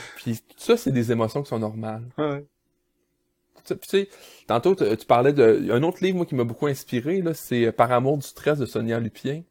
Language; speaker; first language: French; native; French